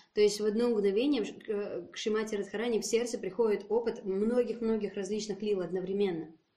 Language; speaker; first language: Russian; native; Russian